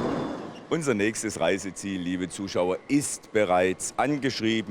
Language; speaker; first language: German; native; German